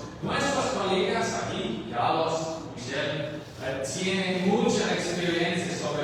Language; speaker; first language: Spanish; non-native, learner; English